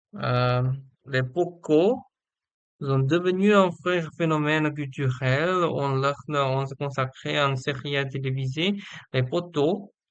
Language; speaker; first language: French; non-native, learner; Chinese